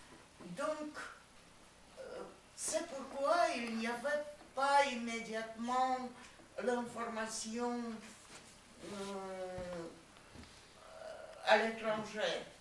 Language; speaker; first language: French; non-native, fluent; Russian